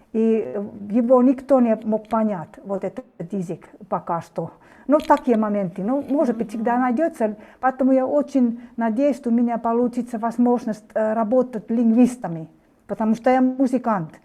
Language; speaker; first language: Russian; non-native, fluent; Finnish